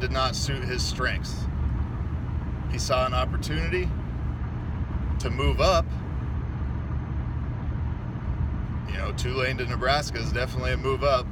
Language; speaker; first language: English; native; English